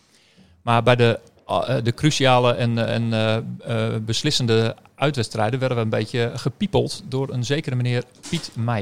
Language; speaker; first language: Dutch; native; Dutch